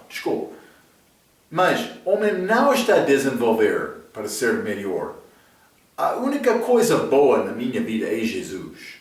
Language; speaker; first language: Portuguese; non-native, fluent; English